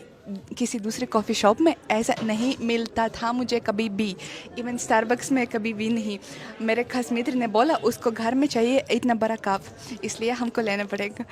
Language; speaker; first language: Hindi; non-native, learner; Russian